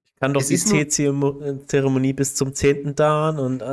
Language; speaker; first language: German; native; German